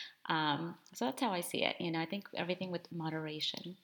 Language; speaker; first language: English; early bilingual, other home language; Spanish